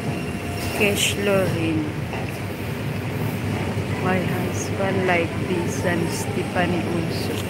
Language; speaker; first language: English; non-native, local second language; Filipino